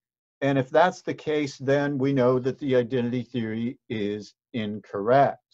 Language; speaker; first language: English; native; English